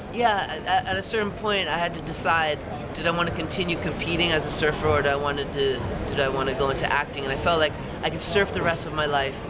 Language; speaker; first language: English; native; English